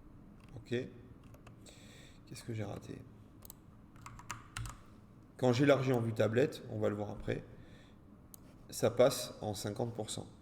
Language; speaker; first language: French; native; French